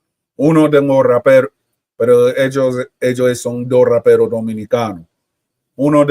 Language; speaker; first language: Spanish; early bilingual, heritage; Spanish